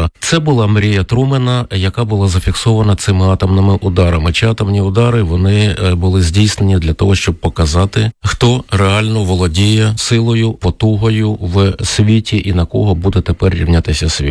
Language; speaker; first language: Ukrainian; native; Ukrainian